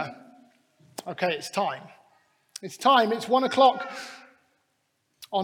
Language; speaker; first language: English; native; English